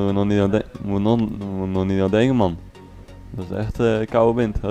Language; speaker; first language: Dutch; native; Dutch